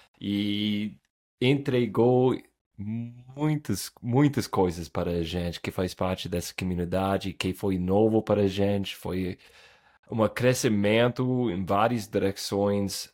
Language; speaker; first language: Portuguese; non-native, fluent; English